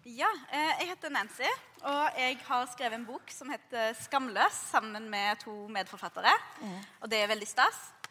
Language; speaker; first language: Norwegian; early bilingual, other home language; Arabic